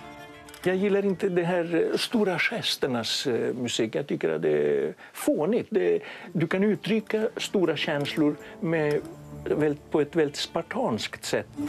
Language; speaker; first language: Swedish; non-native, fluent; Greek